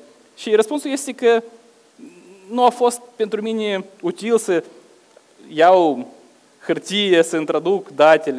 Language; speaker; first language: Romanian; non-native, local second language; Russian